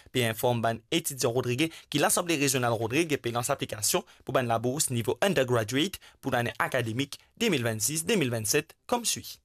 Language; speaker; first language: French; non-native, local second language; Morisyen